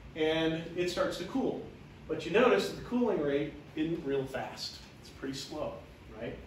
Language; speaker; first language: English; native; English